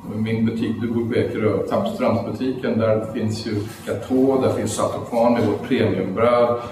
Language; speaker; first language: Swedish; native; Swedish